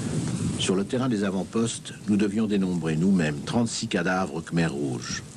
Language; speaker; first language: French; native; French